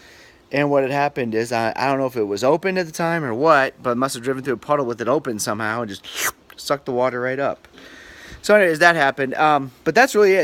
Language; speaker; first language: English; native; English